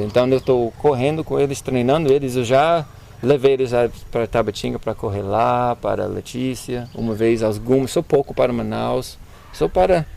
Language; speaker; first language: Portuguese; non-native, learner; English